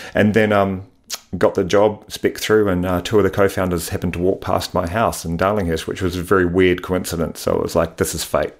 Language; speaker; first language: English; native; English